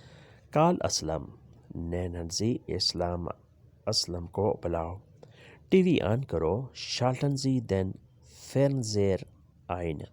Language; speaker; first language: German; non-native, learner; Urdu